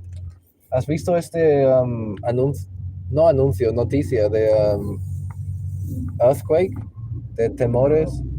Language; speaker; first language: Spanish; non-native, learner; English